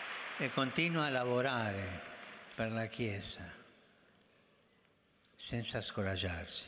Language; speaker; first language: Italian; non-native, fluent; Spanish